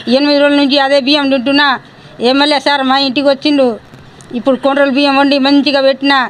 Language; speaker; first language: Telugu; non-native, local second language; Lambadi